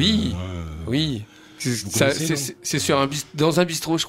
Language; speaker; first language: French; native; French